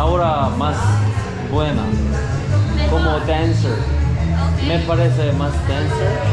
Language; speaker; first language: Spanish; non-native, learner; Korean